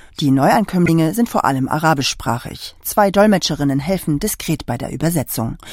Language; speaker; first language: German; native; German